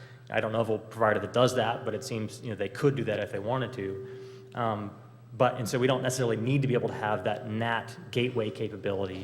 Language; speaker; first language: English; native; English